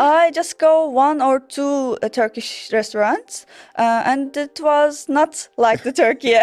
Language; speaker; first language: English; non-native, learner; Turkish